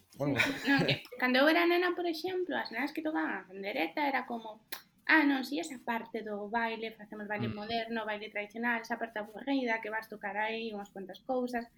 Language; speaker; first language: Galician; native; Galician